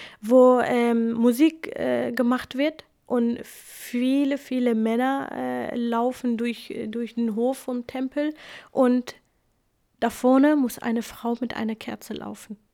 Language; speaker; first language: German; early bilingual, other home language; Kurdish